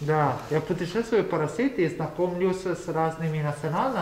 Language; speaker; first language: Russian; non-native, learner; Italian